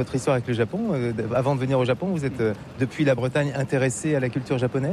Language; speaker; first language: French; native; French